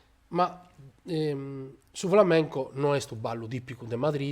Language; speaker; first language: Italian; native; Italian